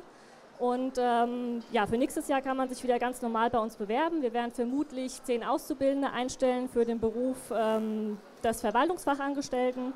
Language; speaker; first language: German; native; German